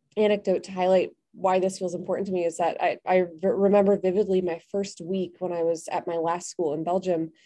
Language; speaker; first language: English; native; English